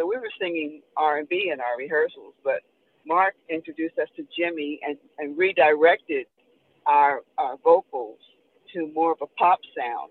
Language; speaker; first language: English; native; English